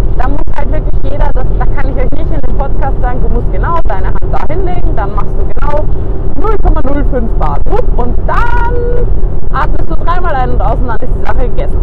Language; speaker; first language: German; native; German